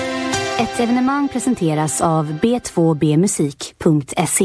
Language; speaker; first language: Swedish; native; Swedish